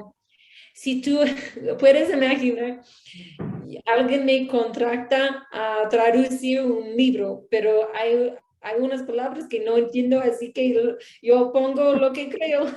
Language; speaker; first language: Spanish; non-native, learner; English